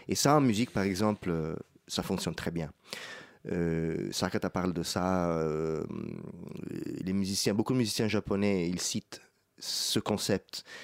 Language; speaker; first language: French; non-native, fluent; Italian